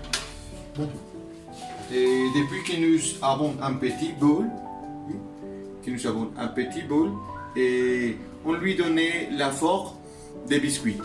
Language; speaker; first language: French; non-native, learner; Spanish